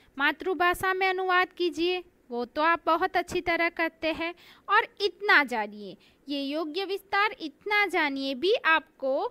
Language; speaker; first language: Hindi; non-native, local second language; Gujarati